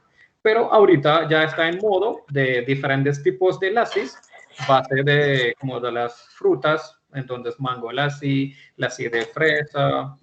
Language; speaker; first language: Spanish; non-native, fluent; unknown